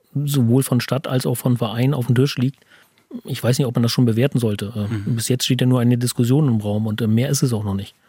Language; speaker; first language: German; native; German